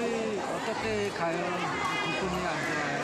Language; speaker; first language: Korean; non-native, learner; Khmer